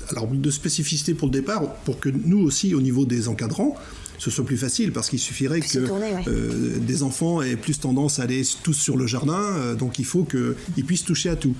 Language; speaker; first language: French; native; French